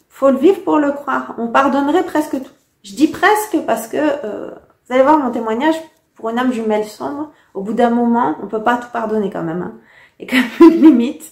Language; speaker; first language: French; native; French